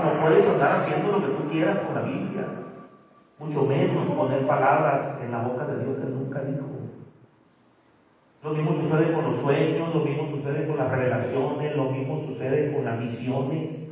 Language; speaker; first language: Spanish; native; Spanish